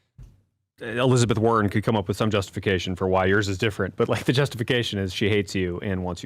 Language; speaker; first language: English; native; English